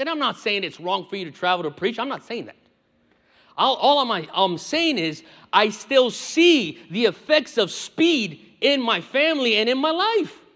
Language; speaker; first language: English; non-native, fluent; Portuguese